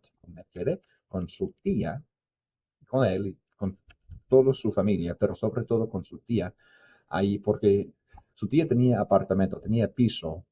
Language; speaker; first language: Spanish; non-native, fluent; English